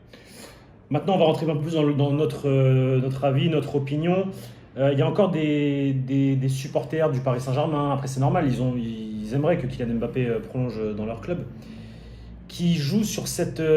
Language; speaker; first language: French; native; French